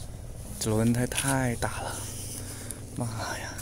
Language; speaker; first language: Chinese; native; Chinese